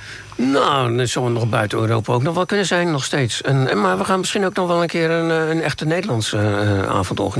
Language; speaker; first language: Dutch; native; Dutch